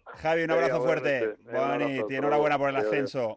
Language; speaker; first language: Spanish; non-native, local second language; Catalan